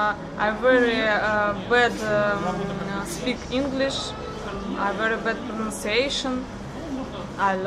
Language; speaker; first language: English; non-native, learner; Russian